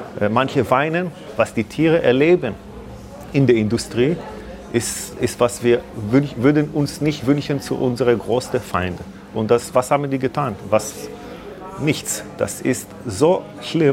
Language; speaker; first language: German; non-native, learner; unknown